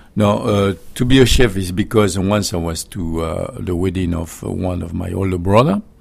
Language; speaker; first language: English; non-native, learner; French